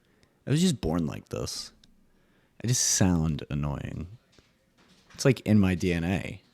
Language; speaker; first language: English; native; English